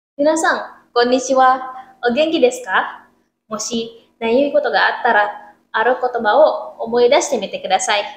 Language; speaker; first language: Japanese; non-native, learner; Indonesian